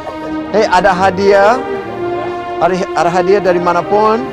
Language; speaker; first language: Indonesian; non-native, fluent; English